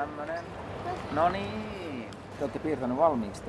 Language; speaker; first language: Finnish; native; Finnish